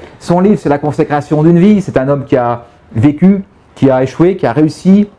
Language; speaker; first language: French; native; French